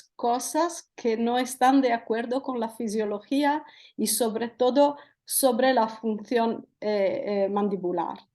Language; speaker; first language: Spanish; non-native, fluent; Italian